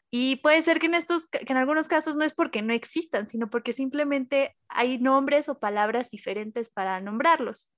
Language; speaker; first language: Spanish; native; Spanish